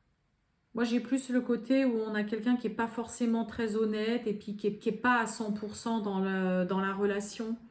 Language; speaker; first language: French; native; French